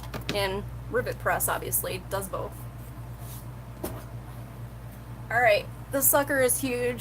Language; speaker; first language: English; native; English